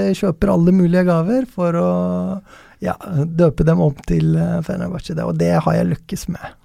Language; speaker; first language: Norwegian; non-native, fluent; Turkish